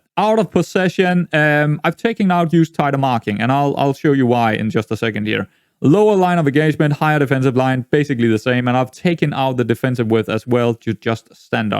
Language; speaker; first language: English; non-native, fluent; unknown